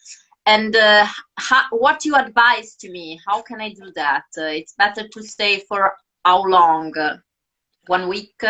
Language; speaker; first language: English; non-native, fluent; Italian